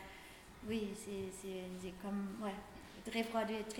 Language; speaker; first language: French; non-native, fluent; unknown